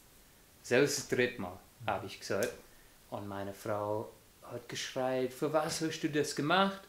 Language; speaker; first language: German; non-native, fluent; English